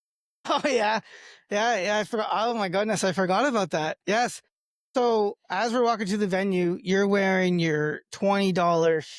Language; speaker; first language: English; native; English